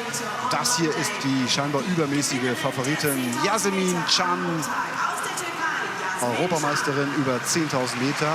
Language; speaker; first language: German; native; German